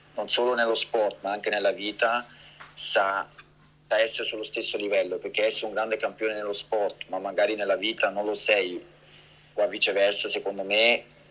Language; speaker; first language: Italian; early bilingual, heritage; Italian